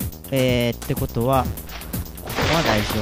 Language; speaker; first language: Japanese; native; Japanese